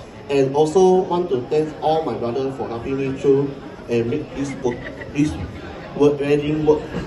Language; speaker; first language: English; non-native, local second language; Chinese